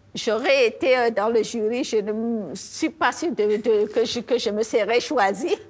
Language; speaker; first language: French; non-native, local second language; Fula